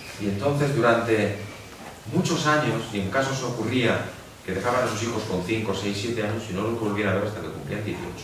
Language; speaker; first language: Spanish; native; Spanish